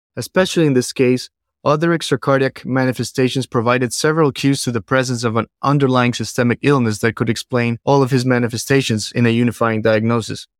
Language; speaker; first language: English; non-native, fluent; Spanish